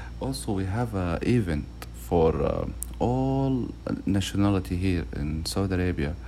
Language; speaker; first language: English; non-native, learner; Arabic